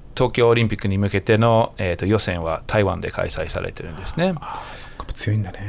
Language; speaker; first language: Japanese; non-native, fluent; English